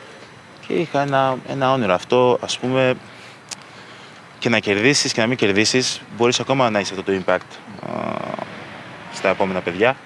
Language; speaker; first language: Greek; early bilingual, other home language; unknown